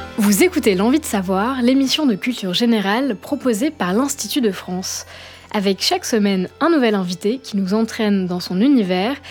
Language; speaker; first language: French; native; French